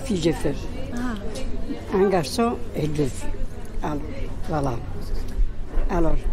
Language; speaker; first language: French; non-native, learner; Italian